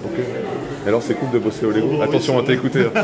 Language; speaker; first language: French; native; French